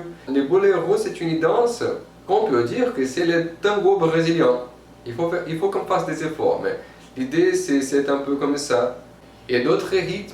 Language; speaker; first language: French; non-native, fluent; Portuguese